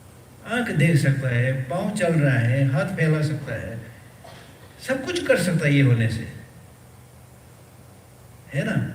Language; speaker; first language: Hindi; early bilingual, other home language; Tibetan